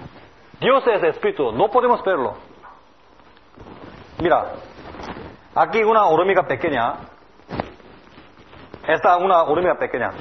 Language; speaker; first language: Spanish; non-native, learner; Korean